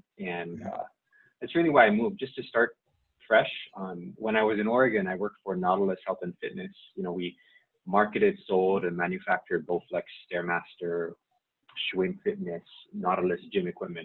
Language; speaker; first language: English; non-native, fluent; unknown